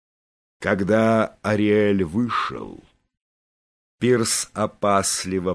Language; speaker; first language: Russian; native; Russian